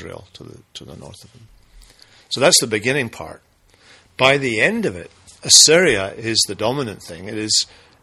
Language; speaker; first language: English; native; English